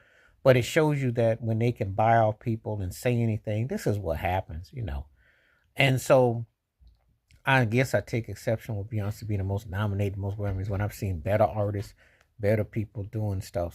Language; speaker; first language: English; native; English